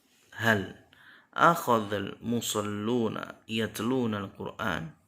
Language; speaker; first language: Arabic; non-native, fluent; Indonesian